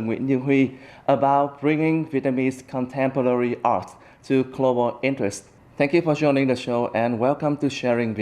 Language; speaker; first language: English; non-native, fluent; Vietnamese